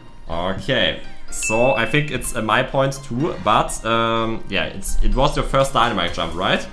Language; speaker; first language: English; non-native, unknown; German